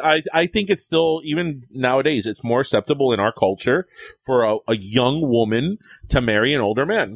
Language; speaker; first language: English; early bilingual, other home language; Spanish